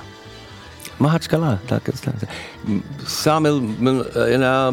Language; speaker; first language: Russian; non-native, learner; English